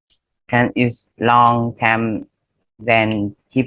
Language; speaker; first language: English; non-native, learner; Vietnamese